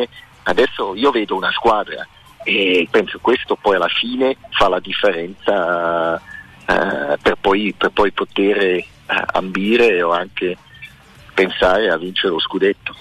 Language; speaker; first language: Italian; early bilingual, heritage; Italian